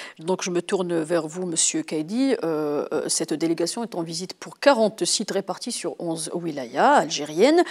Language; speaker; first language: French; non-native, local second language; Arabic